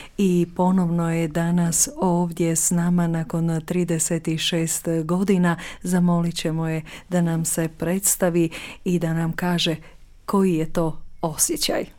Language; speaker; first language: Croatian; native; Croatian